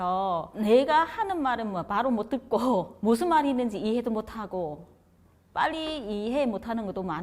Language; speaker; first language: Korean; non-native, learner; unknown